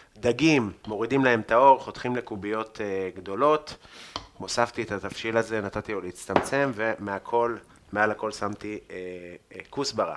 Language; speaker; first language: Hebrew; native; Hebrew